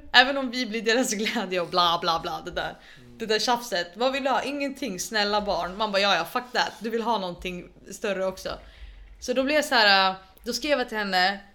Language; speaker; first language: Swedish; early bilingual, other home language; Arabic